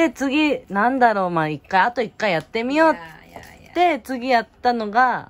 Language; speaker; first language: Japanese; native; Japanese